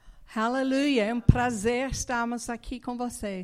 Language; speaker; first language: Portuguese; non-native, fluent; English